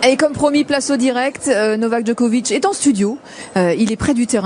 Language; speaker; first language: French; native; French